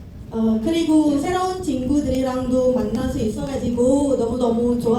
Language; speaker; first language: Korean; non-native, learner; Indonesian